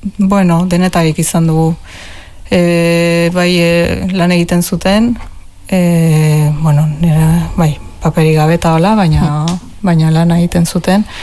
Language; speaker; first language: Basque; early bilingual, heritage; Basque